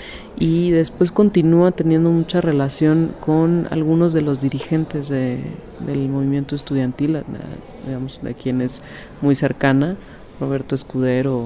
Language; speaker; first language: Spanish; native; Spanish